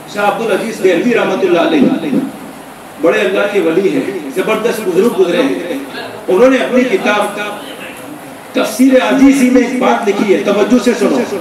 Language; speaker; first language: Hindi; non-native, local second language; Gujarati